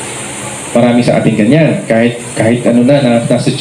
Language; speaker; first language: Filipino; native; Filipino